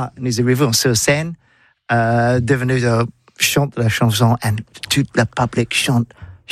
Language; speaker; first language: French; non-native, learner; English